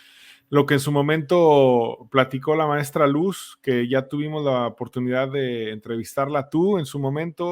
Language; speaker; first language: Spanish; native; Spanish